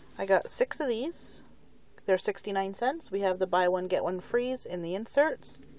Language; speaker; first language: English; native; English